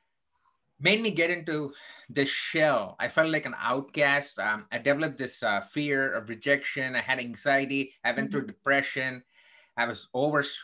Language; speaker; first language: English; non-native, local second language; Tamil